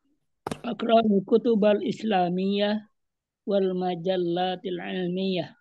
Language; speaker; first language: Arabic; non-native, learner; Indonesian